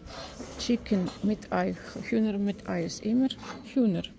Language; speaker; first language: German; non-native, learner; Russian